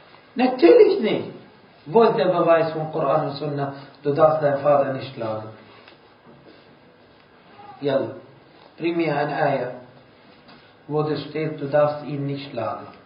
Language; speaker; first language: German; non-native, fluent; Arabic